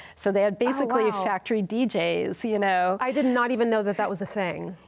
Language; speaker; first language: English; native; English